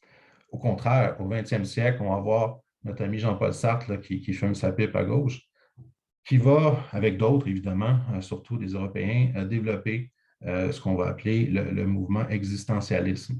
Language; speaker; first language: French; native; French